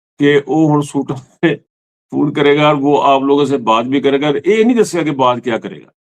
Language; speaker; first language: Urdu; non-native, local second language; Punjabi